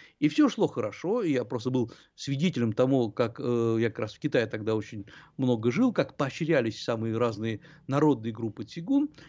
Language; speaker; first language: Russian; native; Russian